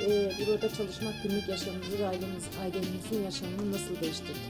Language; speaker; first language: Turkish; native; Turkish